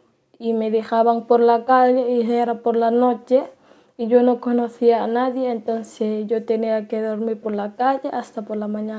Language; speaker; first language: Spanish; non-native, learner; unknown